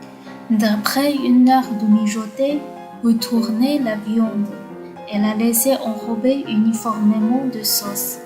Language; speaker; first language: French; non-native, fluent; Chinese